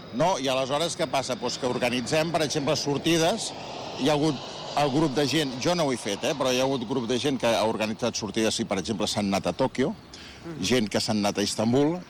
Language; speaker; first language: Catalan; native; Catalan